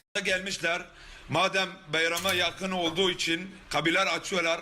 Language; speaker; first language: Turkish; non-native, learner; Arabic